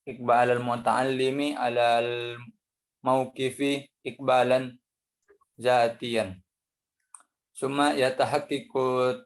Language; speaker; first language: Arabic; non-native, learner; Indonesian